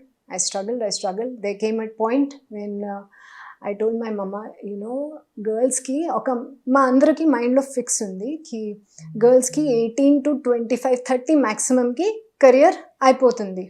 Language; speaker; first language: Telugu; non-native, learner; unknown